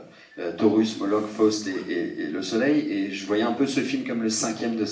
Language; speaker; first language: French; native; French